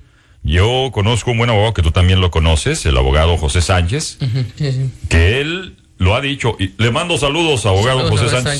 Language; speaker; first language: Spanish; native; Spanish